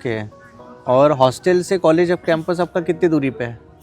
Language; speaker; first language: Hindi; native; Hindi